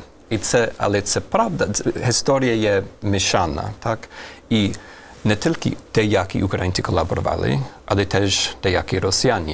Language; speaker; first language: Ukrainian; non-native, fluent; German